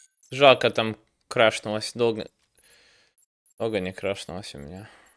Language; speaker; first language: Russian; early bilingual, heritage; Russian